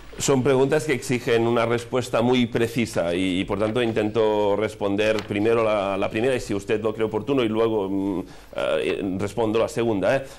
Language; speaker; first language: Spanish; non-native, local second language; Catalan